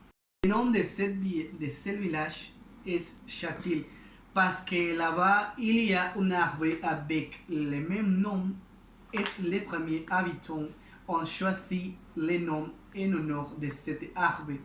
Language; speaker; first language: French; non-native, learner; Spanish